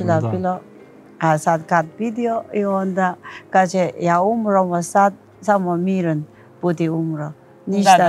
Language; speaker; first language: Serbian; non-native, learner; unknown